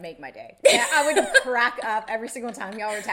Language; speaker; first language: English; native; English